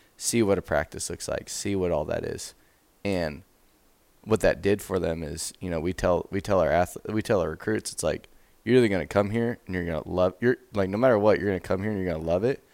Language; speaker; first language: English; native; English